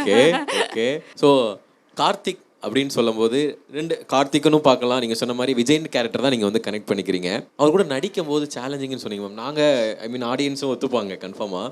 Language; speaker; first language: Tamil; native; Tamil